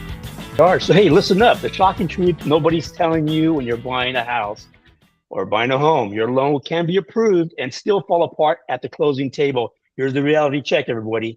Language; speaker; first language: English; native; English